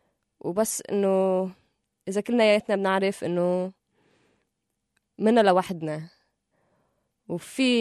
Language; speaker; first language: Arabic; native; Arabic